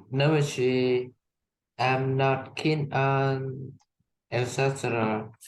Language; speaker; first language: English; non-native, learner; Vietnamese